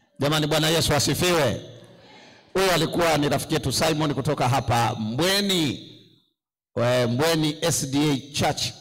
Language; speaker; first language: Swahili; native; Swahili